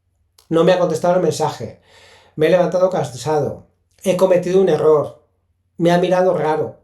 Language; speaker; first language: Spanish; native; Spanish